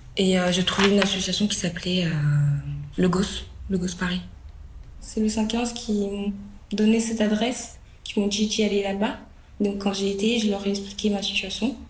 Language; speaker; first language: French; early bilingual, other home language; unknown